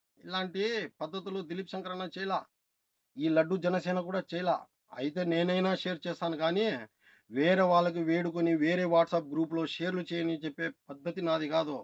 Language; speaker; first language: Telugu; non-native, local second language; Urdu